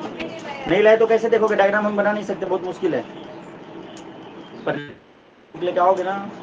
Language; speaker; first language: Hindi; native; Hindi